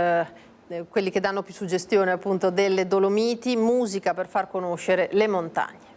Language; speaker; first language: Italian; native; Italian